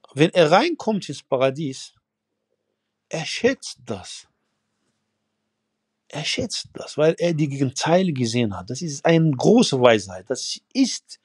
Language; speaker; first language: German; non-native, fluent; Arabic